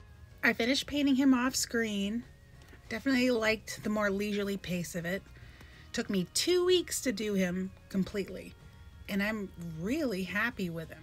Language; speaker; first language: English; native; English